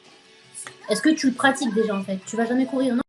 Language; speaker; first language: French; native; French